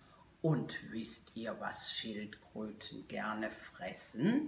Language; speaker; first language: German; native; German